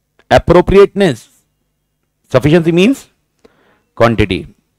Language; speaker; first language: English; non-native, local second language; Hindi